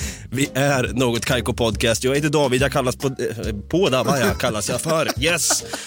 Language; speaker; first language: Swedish; native; Swedish